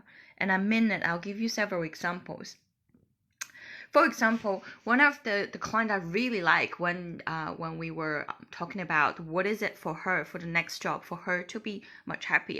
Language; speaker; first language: English; non-native, fluent; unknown